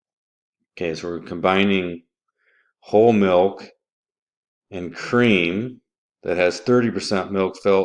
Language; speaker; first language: English; native; English